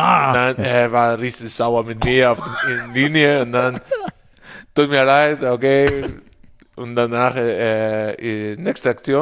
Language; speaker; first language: German; non-native, learner; Spanish